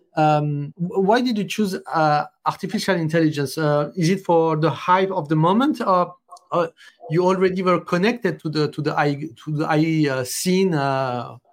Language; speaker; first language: English; non-native, fluent; French